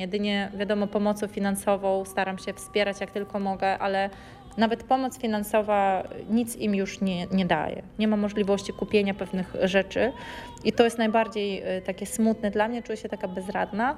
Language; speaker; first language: Polish; non-native, fluent; Ukrainian